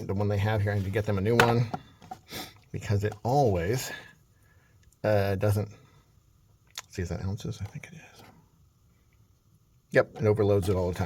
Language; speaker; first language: English; native; English